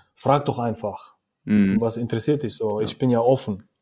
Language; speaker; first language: German; early bilingual, other home language; Russian